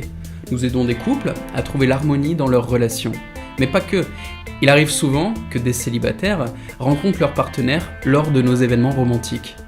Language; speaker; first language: French; native; French